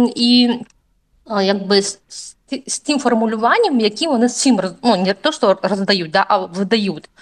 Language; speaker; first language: Ukrainian; non-native, fluent; Russian